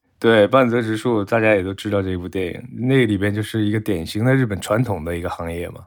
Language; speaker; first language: Chinese; non-native, fluent; Japanese